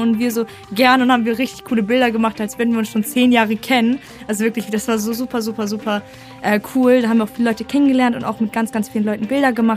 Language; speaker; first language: German; native; German